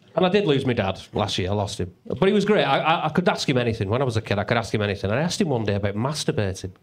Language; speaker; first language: English; native; English